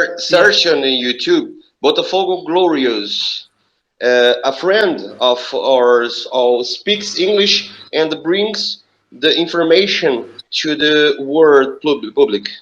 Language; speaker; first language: English; non-native, learner; Portuguese